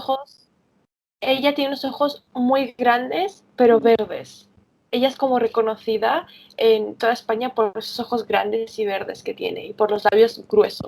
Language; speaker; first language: Spanish; early bilingual, other home language; Romanian